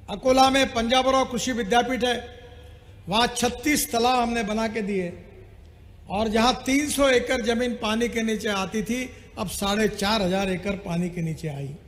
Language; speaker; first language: Hindi; non-native, local second language; Marathi